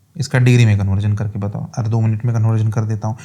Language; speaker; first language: Hindi; non-native, local second language; Marathi